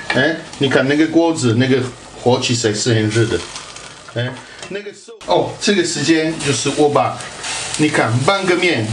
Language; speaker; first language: Chinese; non-native, fluent; Italian